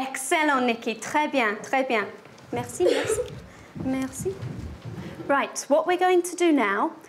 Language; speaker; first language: French; non-native, learner; English